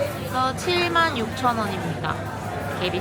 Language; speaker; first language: Korean; native; Korean